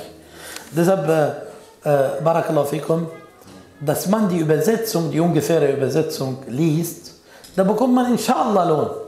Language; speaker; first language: German; non-native, fluent; Arabic